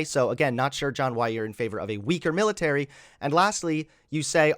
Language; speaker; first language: English; native; English